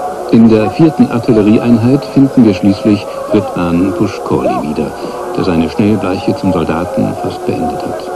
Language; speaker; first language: German; native; German